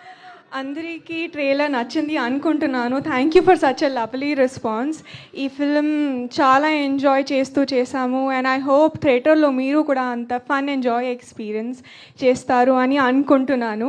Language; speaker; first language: Telugu; non-native, learner; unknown